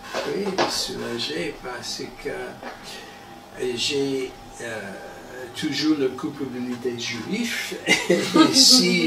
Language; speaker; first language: French; non-native, learner; English